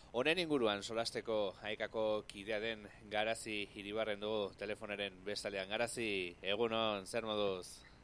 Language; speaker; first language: Basque; native; Basque